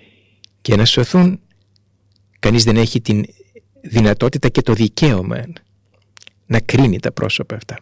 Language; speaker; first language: Greek; native; Greek